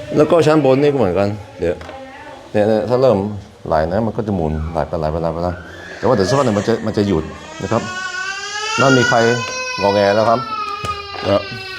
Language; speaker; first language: Thai; non-native, fluent; Norwegian